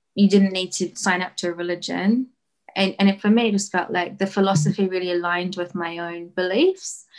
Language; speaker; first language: English; native; English